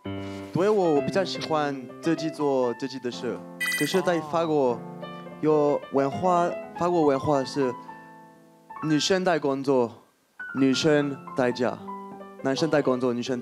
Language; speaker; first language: Chinese; non-native, learner; French